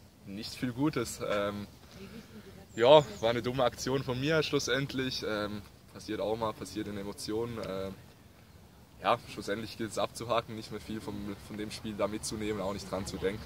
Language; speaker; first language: German; native; German